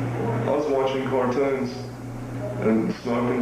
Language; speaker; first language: English; native; English